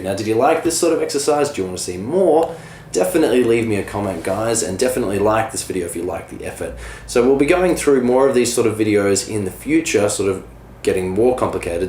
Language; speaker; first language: English; native; English